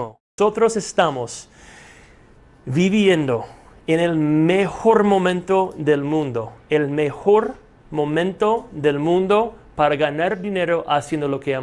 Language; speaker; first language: Spanish; non-native, fluent; English